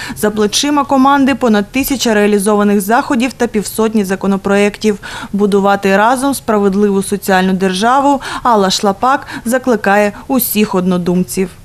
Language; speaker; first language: Ukrainian; native; Ukrainian